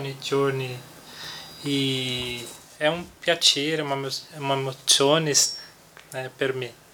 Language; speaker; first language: Italian; non-native, learner; Portuguese